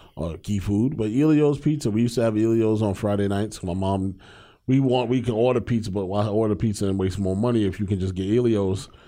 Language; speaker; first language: English; native; English